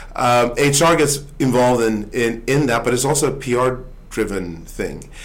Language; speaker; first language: English; early bilingual, other home language; Swedish